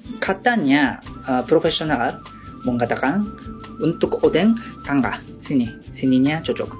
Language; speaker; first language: Indonesian; non-native, learner; Japanese